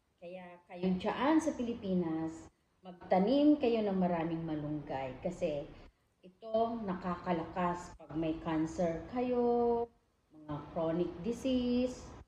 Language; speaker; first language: Filipino; non-native, local second language; Iloko